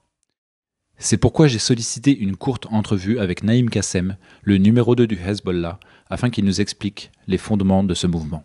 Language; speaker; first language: French; native; French